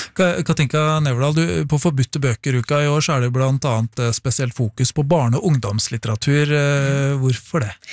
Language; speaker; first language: Norwegian; native; Norwegian